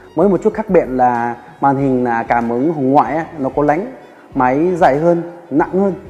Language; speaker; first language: Vietnamese; non-native, fluent; Chinese